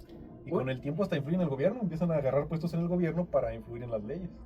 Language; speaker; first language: Spanish; native; Spanish